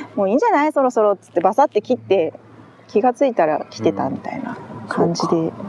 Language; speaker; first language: Japanese; native; Japanese